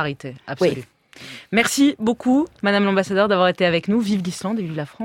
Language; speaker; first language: French; native; French